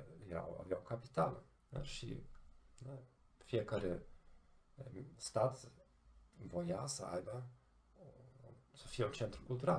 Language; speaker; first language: Romanian; non-native, fluent; German